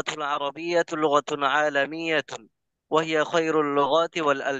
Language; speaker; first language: Arabic; non-native, learner; Bangla